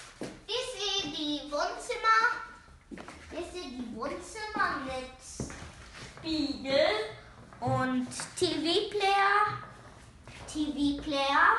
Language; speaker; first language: German; non-native, learner; Romanian